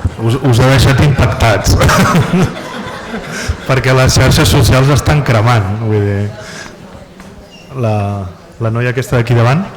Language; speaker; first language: Catalan; native; Catalan